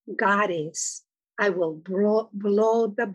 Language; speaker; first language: English; non-native, fluent; Spanish